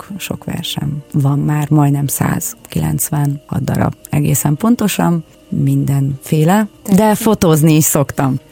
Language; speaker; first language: Hungarian; non-native, fluent; Russian